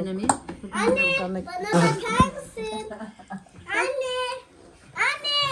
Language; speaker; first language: Turkish; early bilingual, heritage; Turkish